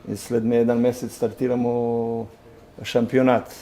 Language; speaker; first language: Bulgarian; non-native, learner; Serbian